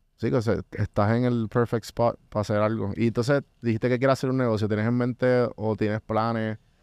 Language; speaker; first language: Spanish; native; Spanish